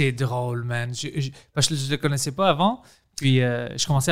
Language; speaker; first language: French; non-native, local second language; English